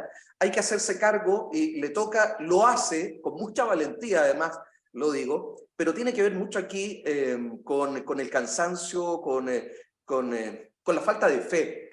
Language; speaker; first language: Spanish; native; Spanish